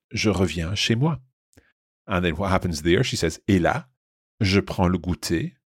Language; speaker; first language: French; non-native, fluent; English